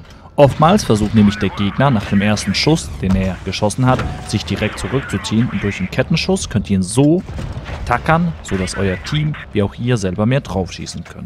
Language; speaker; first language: German; native; German